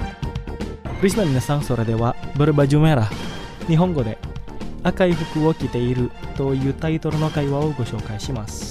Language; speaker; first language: Japanese; non-native, fluent; Indonesian